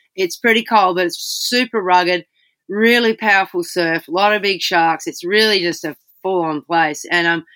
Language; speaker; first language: English; native; English